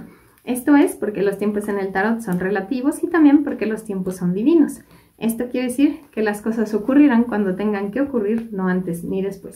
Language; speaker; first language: Spanish; native; Spanish